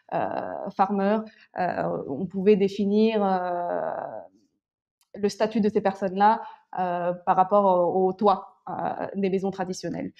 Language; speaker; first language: French; early bilingual, other home language; Korean